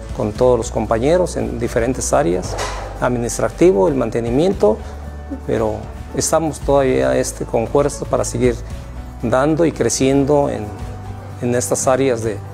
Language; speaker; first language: Spanish; native; Spanish